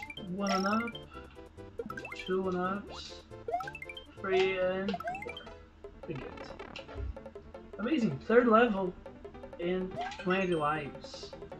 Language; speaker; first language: English; non-native, fluent; Portuguese